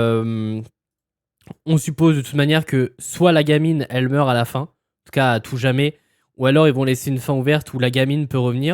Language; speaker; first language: French; native; French